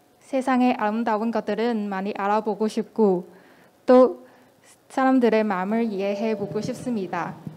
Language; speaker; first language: Korean; non-native, fluent; Cantonese